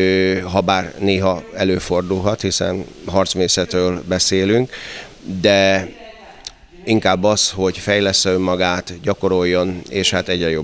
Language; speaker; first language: Hungarian; native; Hungarian